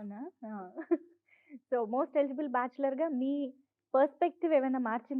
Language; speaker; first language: Telugu; native; Telugu